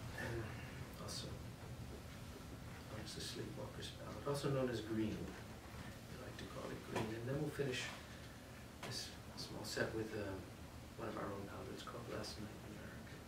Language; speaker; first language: English; native; English